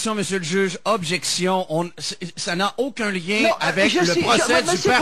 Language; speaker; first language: French; native; French